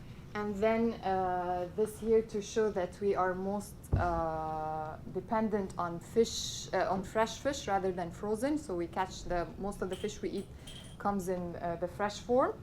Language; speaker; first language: English; non-native, local second language; Arabic